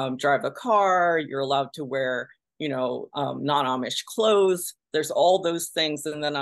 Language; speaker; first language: English; early bilingual, other home language; Pennsylvania German